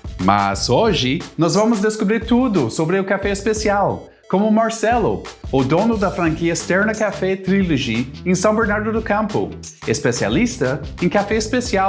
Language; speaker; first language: Portuguese; non-native, fluent; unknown